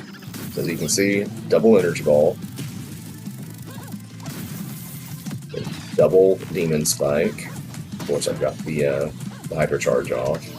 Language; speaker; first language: English; native; English